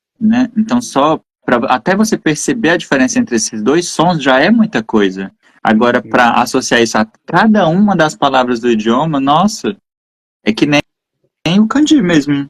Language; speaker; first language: Portuguese; native; Portuguese